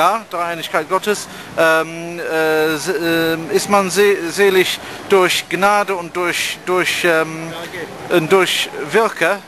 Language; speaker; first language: German; non-native, fluent; English